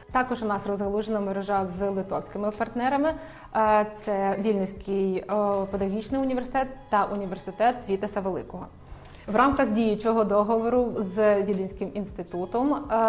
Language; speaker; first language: Ukrainian; native; Ukrainian